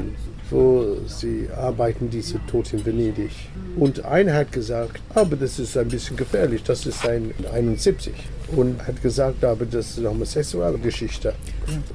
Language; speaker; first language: German; non-native, fluent; English